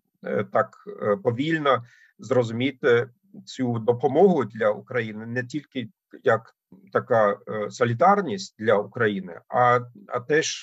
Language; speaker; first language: Ukrainian; non-native, fluent; German